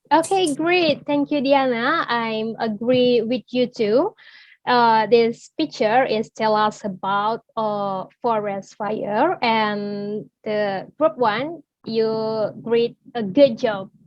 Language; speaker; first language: English; non-native, learner; Indonesian